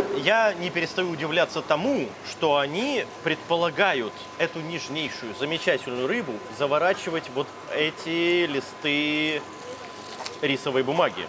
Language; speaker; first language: Russian; native; Russian